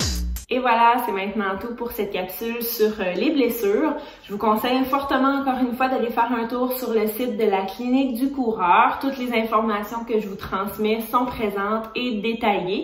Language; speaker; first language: French; native; French